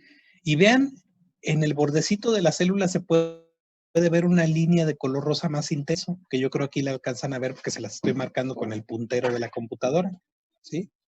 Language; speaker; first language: Spanish; native; Spanish